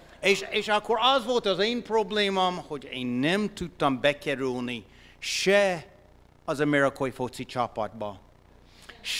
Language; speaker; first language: Hungarian; non-native, fluent; English